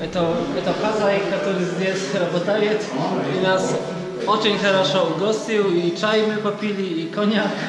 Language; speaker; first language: Russian; non-native, learner; Polish